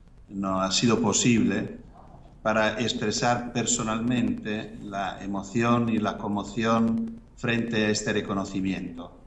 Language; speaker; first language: Spanish; non-native, fluent; Italian